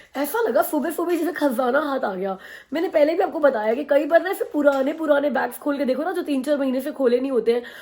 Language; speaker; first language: Hindi; native; Hindi